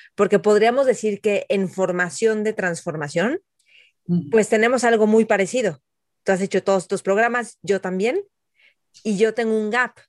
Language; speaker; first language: Spanish; native; Spanish